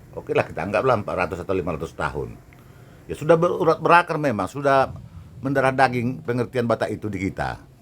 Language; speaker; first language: Indonesian; non-native, local second language; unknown